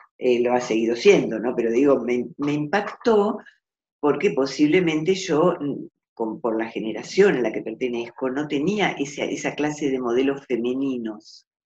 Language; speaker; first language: Spanish; native; Spanish